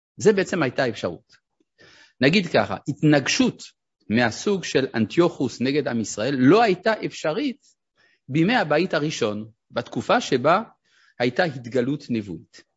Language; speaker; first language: Hebrew; non-native, fluent; French